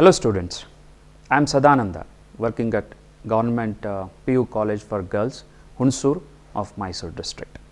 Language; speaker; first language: English; non-native, local second language; Kannada